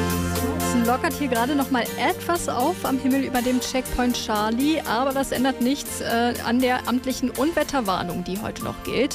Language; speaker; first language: German; native; German